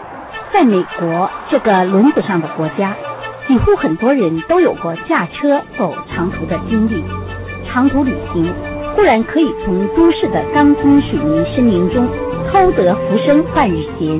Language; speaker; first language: Chinese; native; Chinese